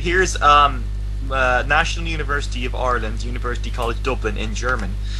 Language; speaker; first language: English; native; English